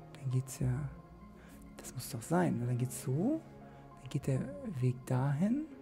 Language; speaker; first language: German; native; German